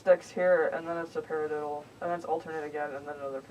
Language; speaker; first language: English; native; English